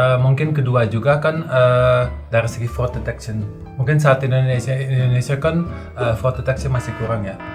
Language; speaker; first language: Indonesian; non-native, fluent; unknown